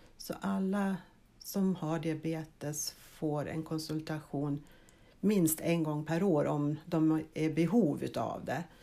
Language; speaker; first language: Swedish; native; Swedish